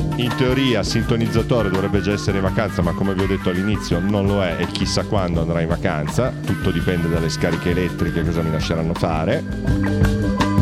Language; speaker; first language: Italian; native; Italian